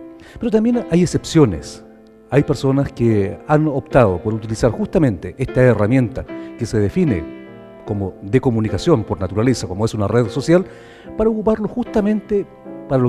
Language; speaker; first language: Spanish; native; Spanish